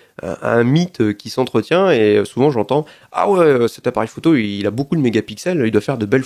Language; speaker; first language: French; native; French